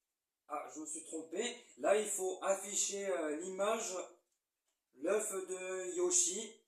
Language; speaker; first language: French; native; French